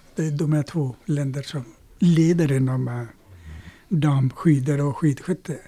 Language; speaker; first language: Swedish; non-native, fluent; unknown